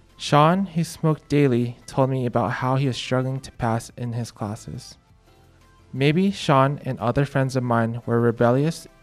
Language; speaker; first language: English; native; English